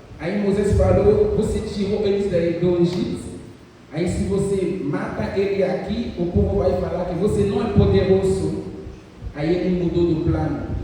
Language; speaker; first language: Portuguese; non-native, fluent; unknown